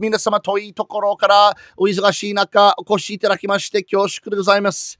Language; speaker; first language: Japanese; non-native, fluent; English